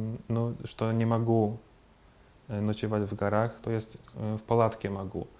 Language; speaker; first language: Russian; non-native, fluent; Polish